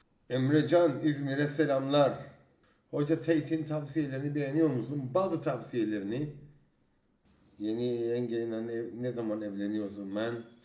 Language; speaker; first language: Turkish; native; Turkish